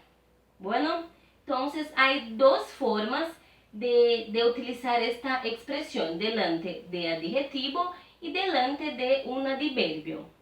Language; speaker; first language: Spanish; non-native, fluent; Portuguese